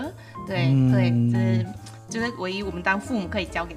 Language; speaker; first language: Chinese; native; Chinese